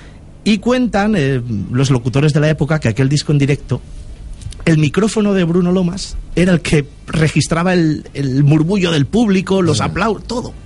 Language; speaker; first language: Spanish; native; Spanish